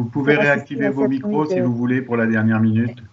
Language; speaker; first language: French; native; French